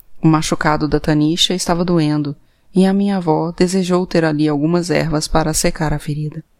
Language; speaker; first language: Portuguese; native; Portuguese